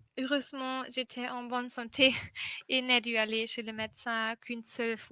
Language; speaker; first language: French; non-native, fluent; German